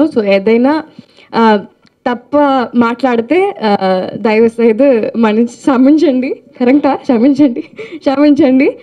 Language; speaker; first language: Telugu; non-native, learner; Tamil